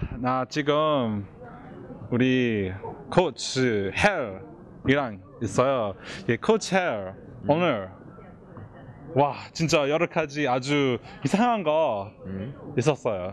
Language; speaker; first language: Korean; non-native, learner; English